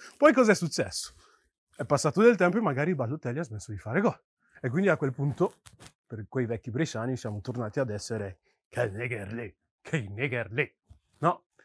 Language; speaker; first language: Italian; early bilingual, other home language; Yoruba